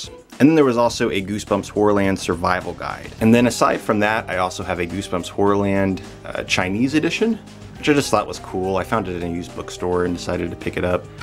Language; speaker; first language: English; native; English